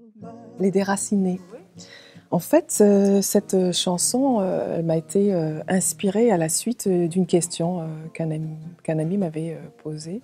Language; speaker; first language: French; native; French